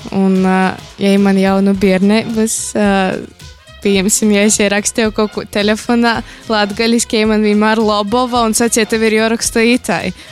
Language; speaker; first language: Latvian; native; Latvian